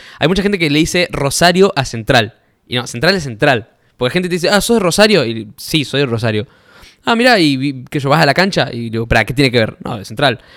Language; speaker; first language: Spanish; native; Spanish